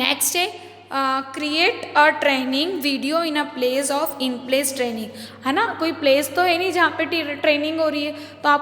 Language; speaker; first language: Hindi; native; Hindi